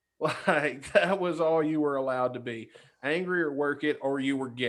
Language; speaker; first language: English; native; English